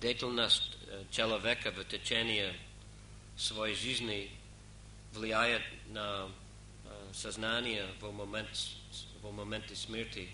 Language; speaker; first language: Russian; non-native, fluent; English